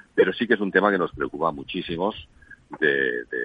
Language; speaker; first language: Spanish; non-native, local second language; Catalan